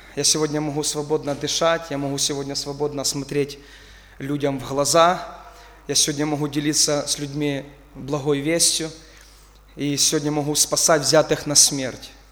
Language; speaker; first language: Russian; non-native, local second language; Ukrainian